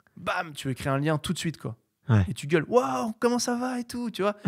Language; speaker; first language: French; native; French